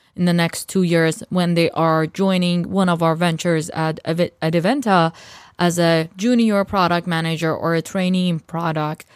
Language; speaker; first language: English; non-native, fluent; Persian